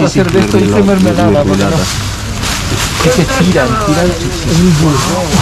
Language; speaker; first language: Spanish; native; Spanish